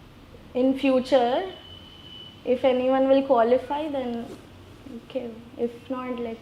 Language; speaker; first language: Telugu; non-native, learner; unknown